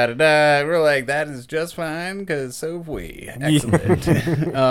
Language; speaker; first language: English; native; English